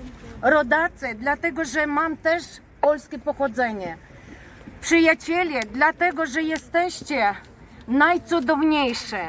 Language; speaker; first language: Polish; non-native, fluent; Ukrainian